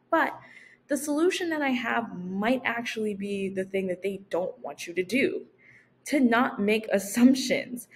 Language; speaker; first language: English; native; English